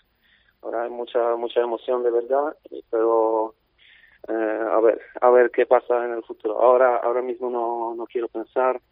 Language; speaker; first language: Spanish; non-native, fluent; Polish